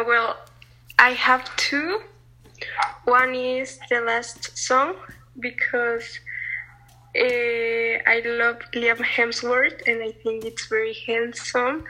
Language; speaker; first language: English; non-native, learner; Spanish